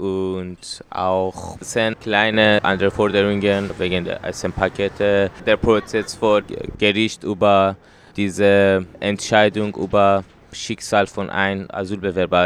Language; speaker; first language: German; non-native, learner; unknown